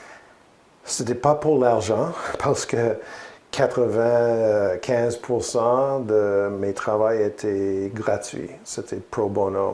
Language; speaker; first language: French; non-native, learner; English